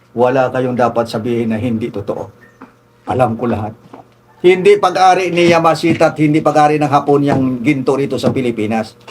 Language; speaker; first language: Filipino; non-native, local second language; Tausug